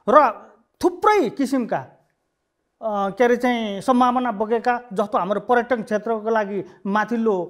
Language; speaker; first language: Nepali; native; Nepali